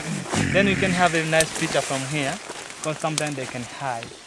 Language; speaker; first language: English; non-native, local second language; Kinyarwanda